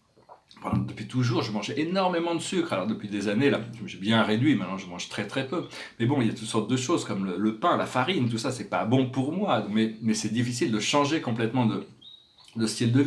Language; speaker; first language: French; native; French